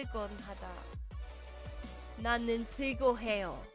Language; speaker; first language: Korean; non-native, learner; English